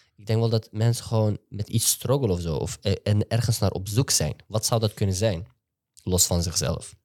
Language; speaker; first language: Dutch; native; Dutch